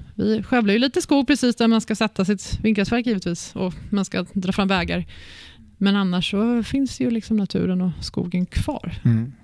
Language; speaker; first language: Swedish; native; Swedish